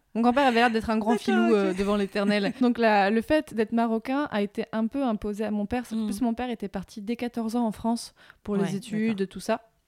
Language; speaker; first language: French; native; French